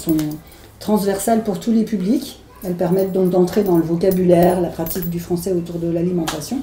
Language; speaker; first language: French; native; French